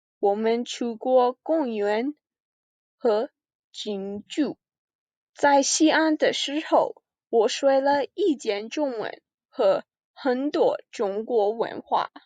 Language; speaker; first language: Chinese; non-native, learner; English